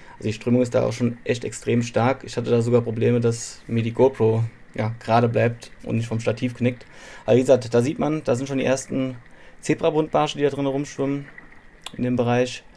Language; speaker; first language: German; native; German